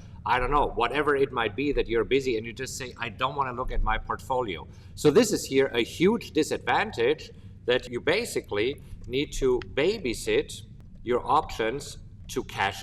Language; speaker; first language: English; non-native, fluent; German